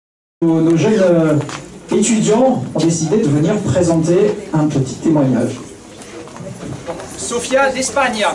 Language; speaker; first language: French; native; French